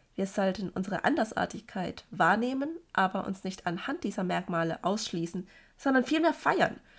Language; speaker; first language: German; early bilingual, other home language; Cantonese